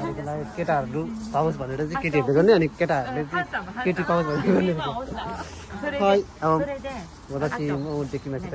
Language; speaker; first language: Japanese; non-native, learner; Nepali